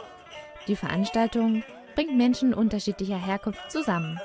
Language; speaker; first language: German; native; German